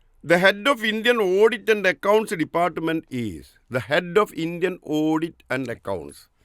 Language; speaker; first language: English; non-native, local second language; Malayalam